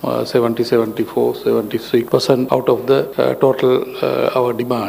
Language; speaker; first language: English; non-native, local second language; Sinhala